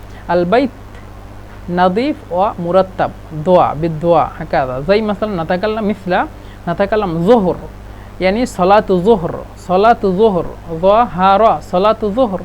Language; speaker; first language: Egyptian Arabic; non-native, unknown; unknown